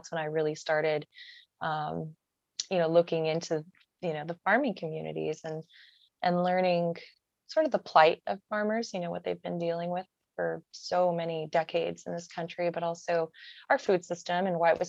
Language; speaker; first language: English; native; English